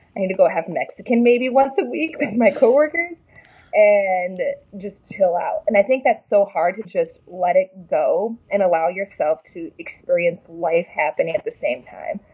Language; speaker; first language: English; native; English